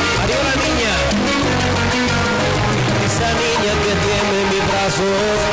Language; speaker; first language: Spanish; native; Spanish